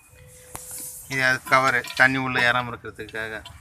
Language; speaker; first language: Tamil; native; Tamil